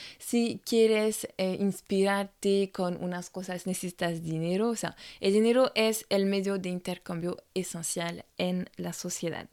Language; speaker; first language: Spanish; non-native, fluent; French